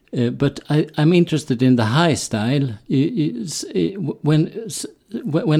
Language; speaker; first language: English; non-native, fluent; Swedish